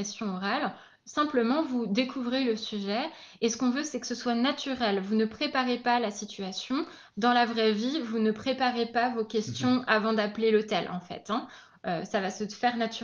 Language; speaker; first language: French; native; French